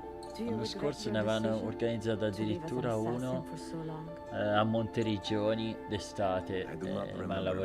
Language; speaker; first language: Italian; native; Italian